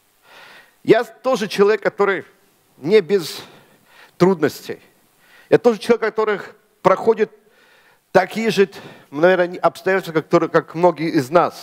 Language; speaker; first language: Russian; native; Russian